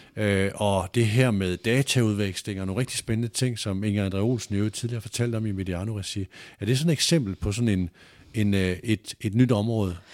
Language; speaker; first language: Danish; native; Danish